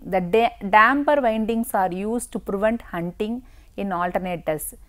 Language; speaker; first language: English; non-native, local second language; Tamil